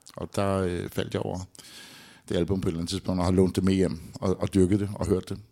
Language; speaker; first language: Danish; native; Danish